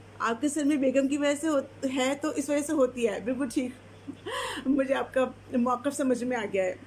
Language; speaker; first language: Urdu; native; Urdu